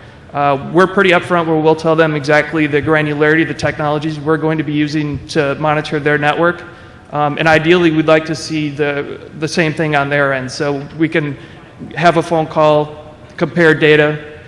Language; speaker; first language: English; native; English